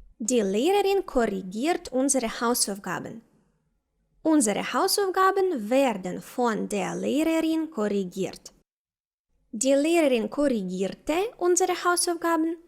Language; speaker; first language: German; non-native, fluent; Ukrainian